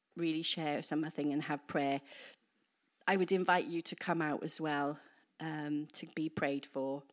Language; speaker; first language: English; native; English